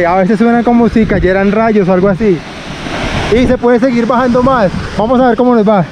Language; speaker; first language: Spanish; native; Spanish